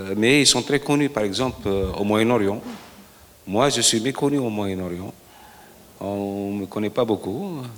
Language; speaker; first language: French; non-native, local second language; Arabic